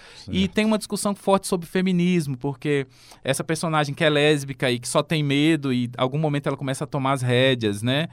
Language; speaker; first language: Portuguese; native; Portuguese